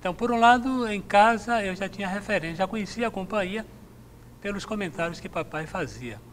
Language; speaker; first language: Portuguese; native; Portuguese